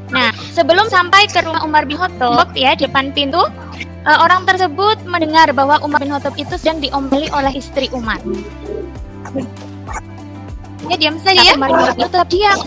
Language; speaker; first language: Indonesian; native; Indonesian